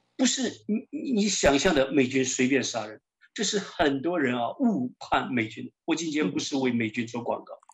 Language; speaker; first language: Chinese; native; Chinese